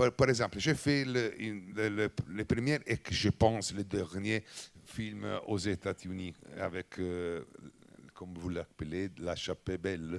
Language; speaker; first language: French; non-native, learner; Italian